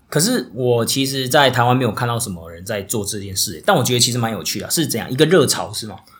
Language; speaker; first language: Chinese; native; Chinese